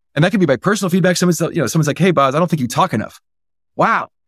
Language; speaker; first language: English; native; English